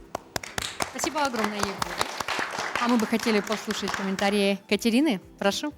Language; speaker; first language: Russian; native; Russian